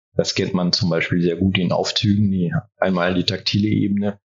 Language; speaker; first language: German; early bilingual, heritage; French